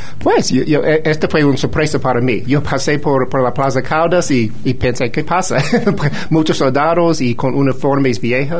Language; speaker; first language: Spanish; non-native, fluent; English